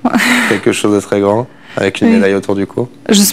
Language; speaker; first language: French; native; French